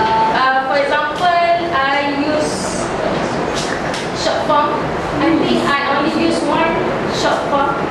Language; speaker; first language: English; non-native, learner; Malay